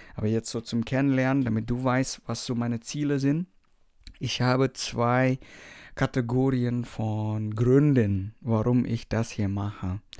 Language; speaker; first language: German; non-native, fluent; Indonesian